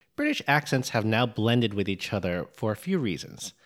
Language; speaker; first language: English; native; English